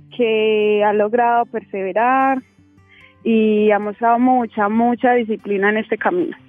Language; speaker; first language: Spanish; native; Spanish